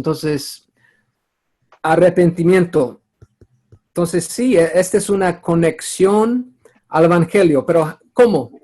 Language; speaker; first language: Spanish; non-native, fluent; English